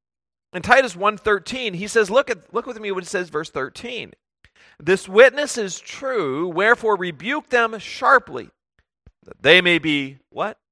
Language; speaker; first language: English; native; English